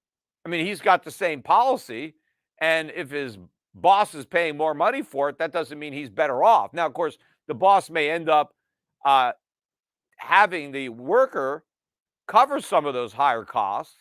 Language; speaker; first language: English; native; English